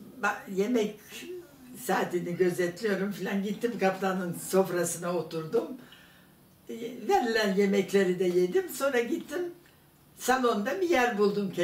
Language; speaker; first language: Turkish; non-native, fluent; German